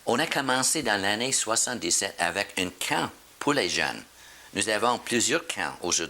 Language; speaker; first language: French; non-native, fluent; English